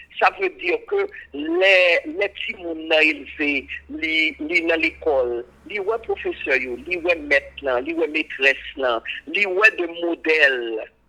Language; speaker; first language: French; non-native, local second language; Haitian Creole